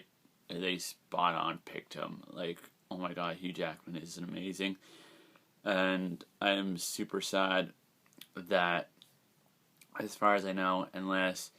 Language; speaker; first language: English; native; English